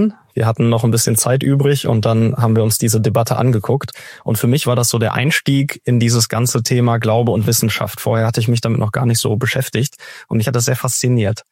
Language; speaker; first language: German; native; German